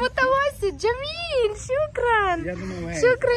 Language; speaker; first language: Arabic; non-native, fluent; Ukrainian